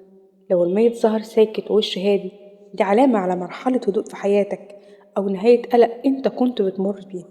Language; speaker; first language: Arabic; native; Arabic